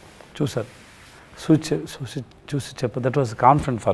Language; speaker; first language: Telugu; non-native, learner; Tamil